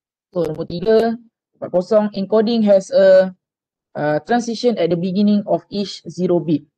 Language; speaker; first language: English; non-native, local second language; Malay